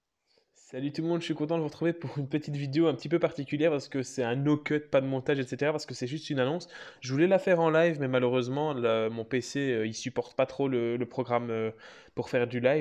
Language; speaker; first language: French; native; French